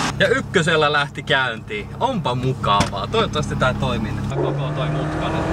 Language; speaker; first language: Finnish; early bilingual, heritage; Finnish